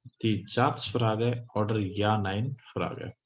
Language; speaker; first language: German; non-native, fluent; Hindi